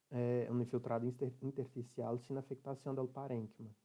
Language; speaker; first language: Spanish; non-native, learner; Portuguese